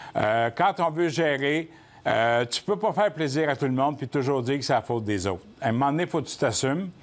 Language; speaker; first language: French; native; French